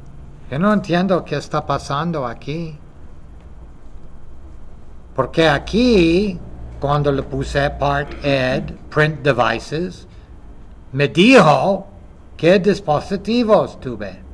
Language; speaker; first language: Spanish; non-native, fluent; English